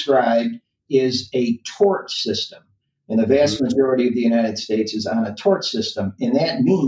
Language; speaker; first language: English; native; English